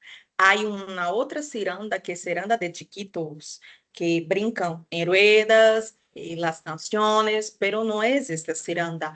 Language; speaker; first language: Spanish; non-native, fluent; Portuguese